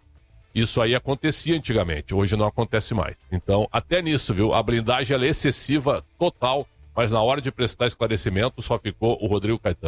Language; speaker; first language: Portuguese; native; Portuguese